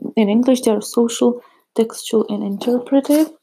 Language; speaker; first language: English; non-native, fluent; Czech